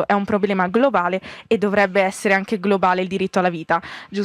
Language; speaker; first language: Italian; native; Italian